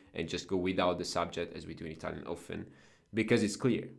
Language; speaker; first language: English; non-native, fluent; Italian